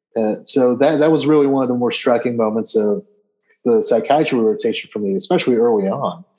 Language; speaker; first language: English; native; English